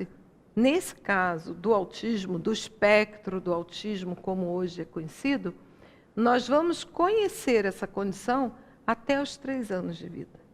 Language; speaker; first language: Portuguese; native; Portuguese